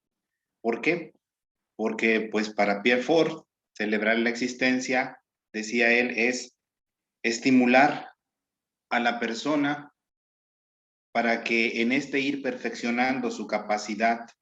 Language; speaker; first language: Spanish; native; Spanish